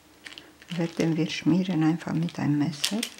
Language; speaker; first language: German; non-native, fluent; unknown